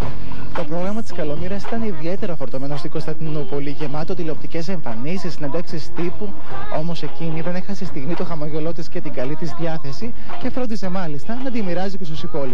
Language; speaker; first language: Greek; native; Greek